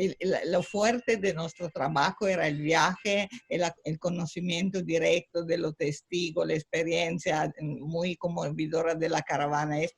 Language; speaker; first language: Spanish; non-native, fluent; Italian